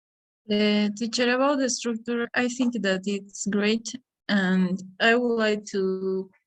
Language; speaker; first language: English; non-native, learner; Spanish